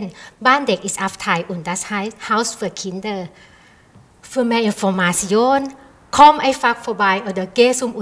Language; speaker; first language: German; non-native, fluent; Thai